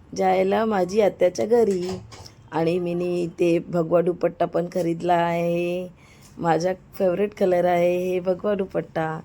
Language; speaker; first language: Marathi; non-native, local second language; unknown